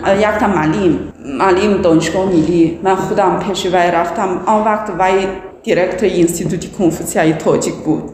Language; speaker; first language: Persian; non-native, learner; Chinese